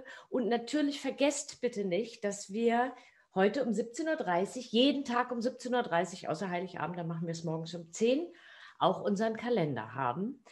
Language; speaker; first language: German; native; German